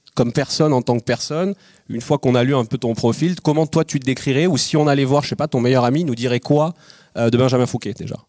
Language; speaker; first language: French; native; French